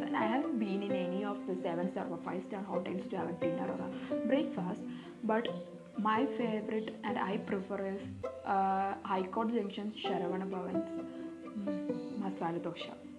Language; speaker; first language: English; non-native, local second language; Malayalam